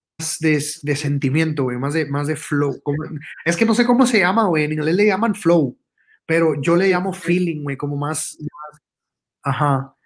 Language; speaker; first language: Spanish; early bilingual, heritage; Spanish